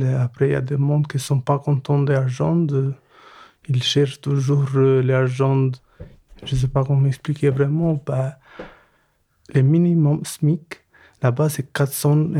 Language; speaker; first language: French; non-native, learner; Albanian